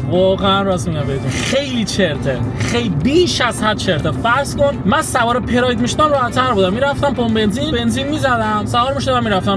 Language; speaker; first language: Persian; native; Persian